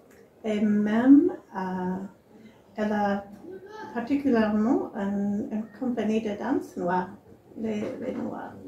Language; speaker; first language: French; non-native, learner; English